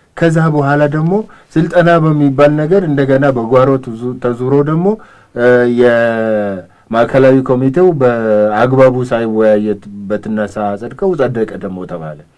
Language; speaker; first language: Amharic; non-native, local second language; Oromo